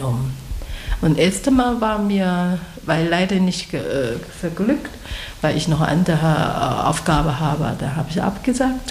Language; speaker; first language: German; non-native, learner; Chinese